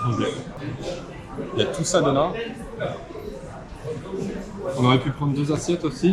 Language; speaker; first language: French; native; French